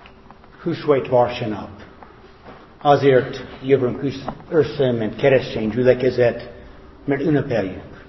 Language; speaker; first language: Hungarian; non-native, fluent; English